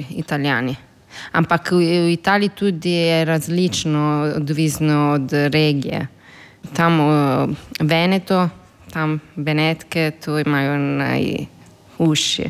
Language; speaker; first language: Slovenian; non-native, fluent; Italian